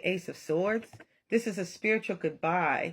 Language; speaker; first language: English; native; English